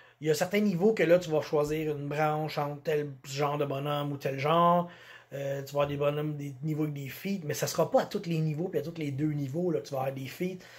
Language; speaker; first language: French; native; French